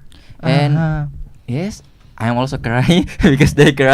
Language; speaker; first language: English; non-native, learner; Indonesian